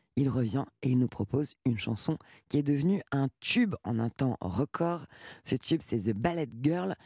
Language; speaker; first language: French; native; French